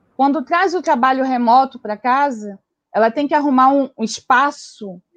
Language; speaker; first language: Portuguese; native; Portuguese